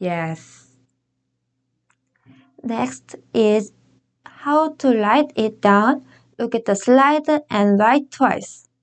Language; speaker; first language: English; non-native, fluent; Korean